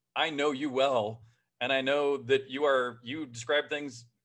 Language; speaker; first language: English; native; English